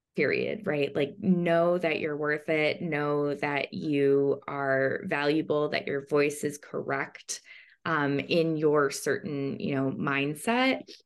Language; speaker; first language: English; native; English